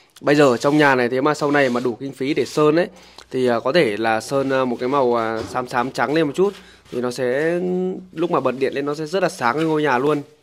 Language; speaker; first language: Vietnamese; non-native, local second language; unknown